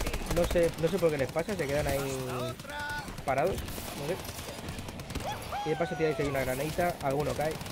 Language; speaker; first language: Spanish; native; Spanish